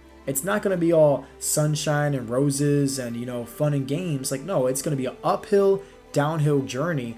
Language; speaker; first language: English; native; English